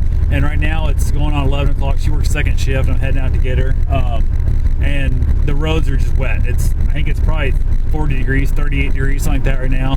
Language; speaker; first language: English; native; English